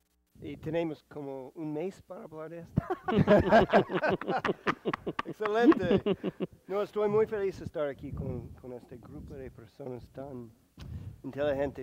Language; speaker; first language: Spanish; non-native, fluent; English